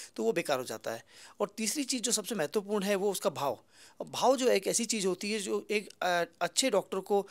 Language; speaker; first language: Hindi; native; Hindi